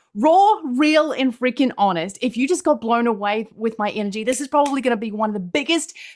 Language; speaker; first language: English; native; English